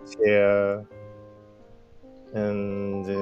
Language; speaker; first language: English; non-native, learner; Japanese